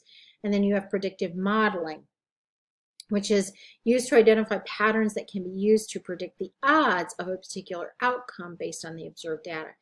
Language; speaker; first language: English; native; English